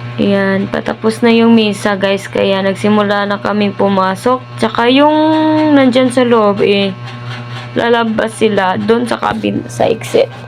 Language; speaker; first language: Filipino; non-native, local second language; Cebuano